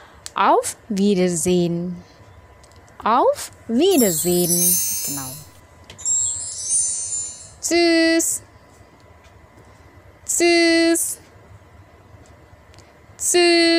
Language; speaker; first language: German; non-native, fluent; Indonesian